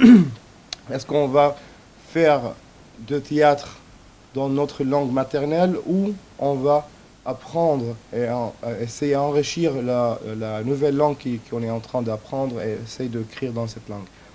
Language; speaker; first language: French; non-native, fluent; Arabic